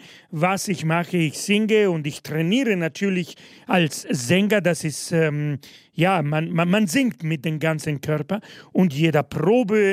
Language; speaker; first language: German; non-native, fluent; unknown